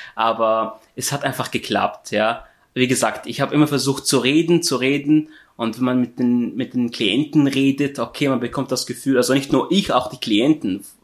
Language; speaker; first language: German; non-native, fluent; Arabic